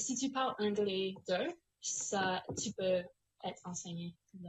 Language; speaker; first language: French; non-native, local second language; English